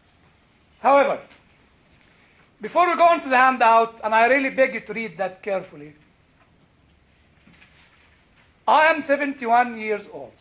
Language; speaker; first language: English; non-native, fluent; Arabic